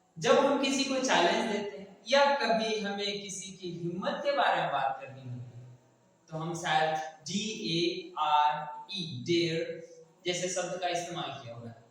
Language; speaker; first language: Hindi; native; Hindi